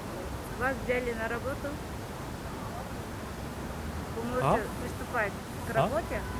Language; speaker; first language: Russian; non-native, local second language; Kyrgyz